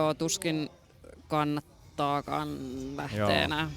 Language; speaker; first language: Finnish; native; Finnish